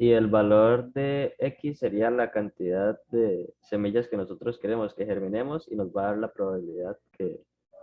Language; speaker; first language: Spanish; native; Spanish